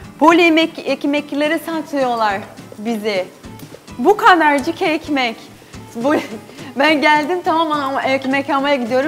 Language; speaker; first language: Turkish; non-native, learner; Portuguese